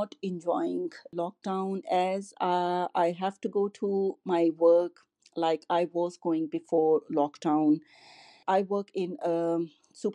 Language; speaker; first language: English; non-native, local second language; Urdu